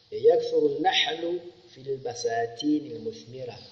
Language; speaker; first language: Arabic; non-native, fluent; Swahili